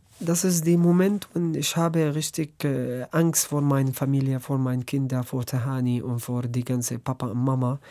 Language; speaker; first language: German; non-native, learner; Arabic